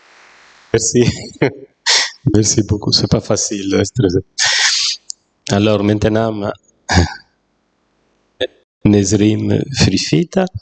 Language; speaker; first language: French; non-native, fluent; Italian